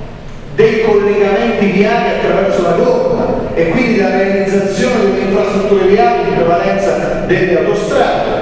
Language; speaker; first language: Italian; native; Italian